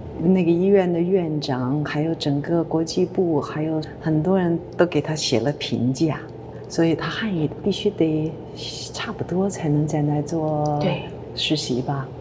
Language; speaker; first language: Chinese; native; Chinese